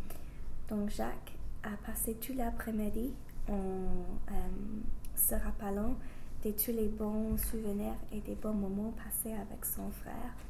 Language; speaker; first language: French; non-native, fluent; English